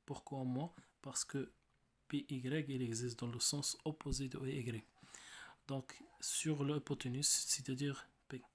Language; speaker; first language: French; non-native, local second language; Arabic